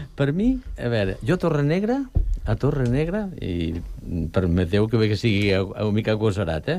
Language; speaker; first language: Catalan; native; Catalan